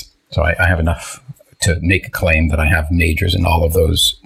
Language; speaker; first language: English; early bilingual, other home language; Hebrew